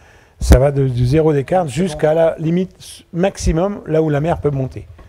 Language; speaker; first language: French; native; French